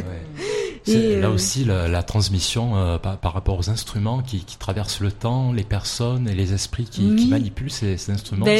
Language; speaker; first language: French; native; French